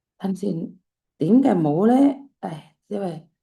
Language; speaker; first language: Chinese; non-native, fluent; Indonesian